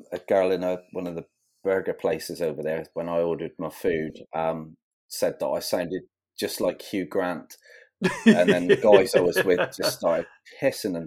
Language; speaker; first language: English; native; English